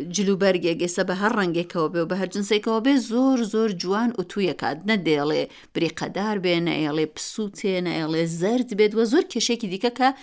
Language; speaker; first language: Central Kurdish; native; Central Kurdish